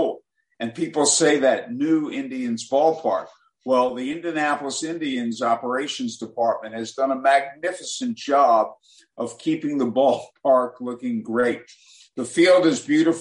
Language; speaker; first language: English; native; English